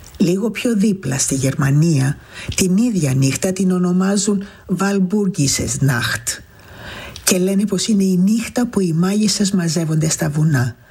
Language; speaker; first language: Greek; native; Greek